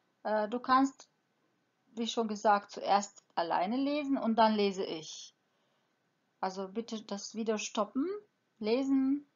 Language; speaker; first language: German; non-native, fluent; Croatian